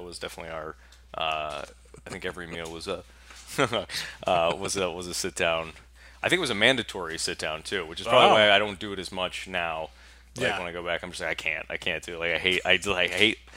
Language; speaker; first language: English; native; English